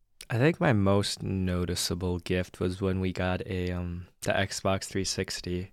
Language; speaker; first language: English; early bilingual, other home language; Chinese